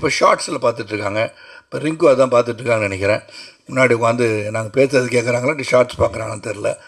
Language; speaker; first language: Tamil; native; Tamil